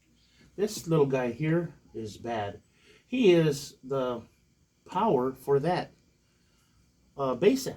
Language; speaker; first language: English; native; English